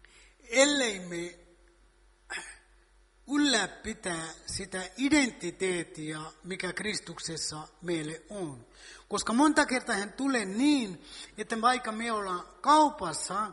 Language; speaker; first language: Finnish; non-native, fluent; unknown